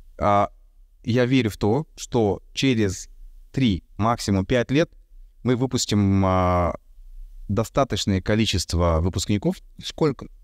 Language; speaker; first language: Russian; native; Russian